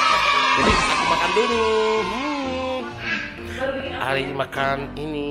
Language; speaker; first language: Indonesian; non-native, fluent; Japanese